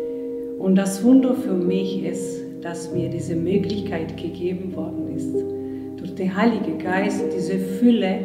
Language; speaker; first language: German; non-native, fluent; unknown